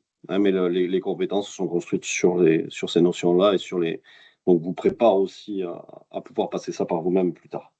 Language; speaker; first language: French; native; French